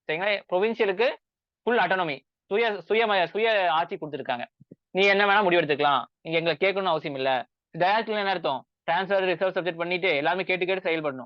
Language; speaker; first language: Tamil; native; Tamil